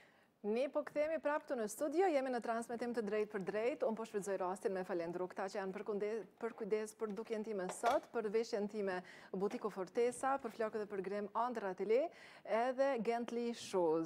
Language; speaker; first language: Albanian; native; Albanian